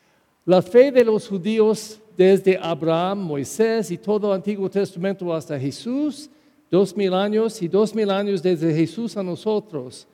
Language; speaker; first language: Spanish; non-native, fluent; English